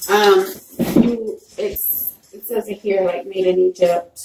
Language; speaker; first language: English; native; English